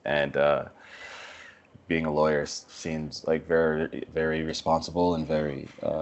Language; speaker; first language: English; native; English